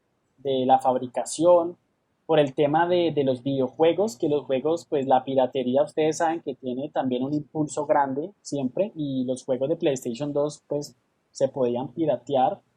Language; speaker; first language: Spanish; native; Spanish